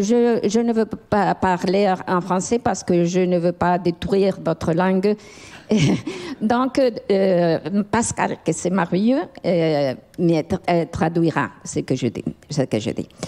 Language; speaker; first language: French; non-native, learner; Spanish